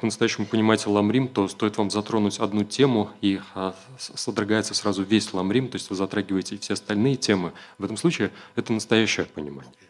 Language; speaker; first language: Russian; native; Russian